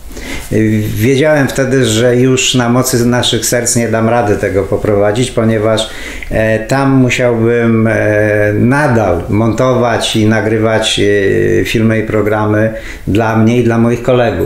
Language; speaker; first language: Polish; native; Polish